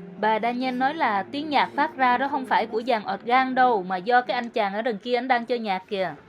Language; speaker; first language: Vietnamese; native; Vietnamese